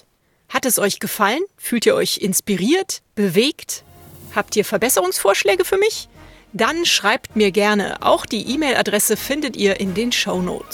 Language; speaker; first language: German; native; German